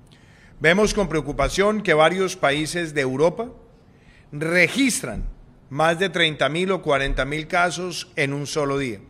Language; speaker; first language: Spanish; native; Spanish